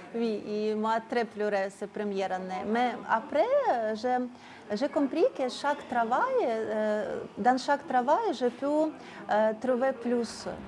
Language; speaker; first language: French; non-native, learner; Ukrainian